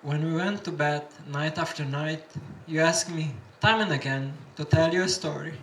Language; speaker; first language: English; non-native, fluent; Slovenian